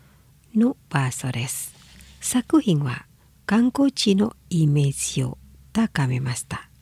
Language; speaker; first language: Japanese; non-native, fluent; Indonesian